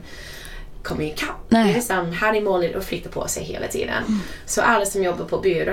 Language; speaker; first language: Swedish; non-native, fluent; English